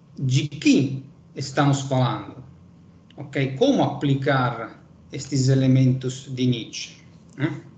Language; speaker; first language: Portuguese; non-native, fluent; Italian